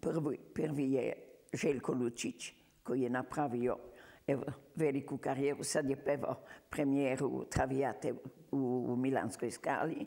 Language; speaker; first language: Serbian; early bilingual, heritage; Serbian